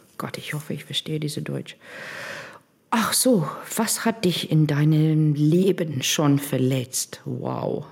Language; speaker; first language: German; non-native, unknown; English